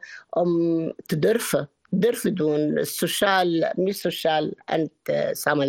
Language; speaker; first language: Dutch; non-native, learner; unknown